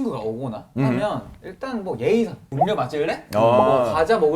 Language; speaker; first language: Korean; non-native, fluent; Japanese